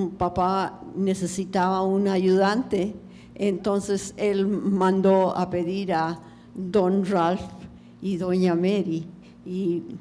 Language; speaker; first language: Spanish; early bilingual, heritage; English